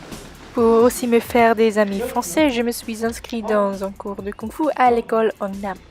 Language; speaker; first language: French; non-native, local second language; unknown